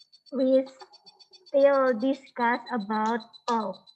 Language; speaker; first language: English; non-native, learner; Indonesian